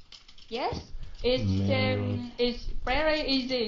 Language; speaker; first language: English; non-native, learner; Vietnamese